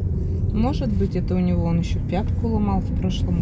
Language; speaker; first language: Russian; native; Russian